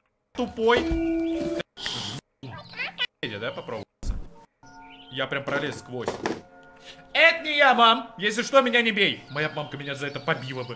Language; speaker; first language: Russian; native; Russian